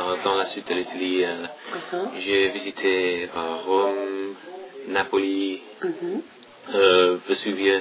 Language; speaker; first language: French; non-native, learner; English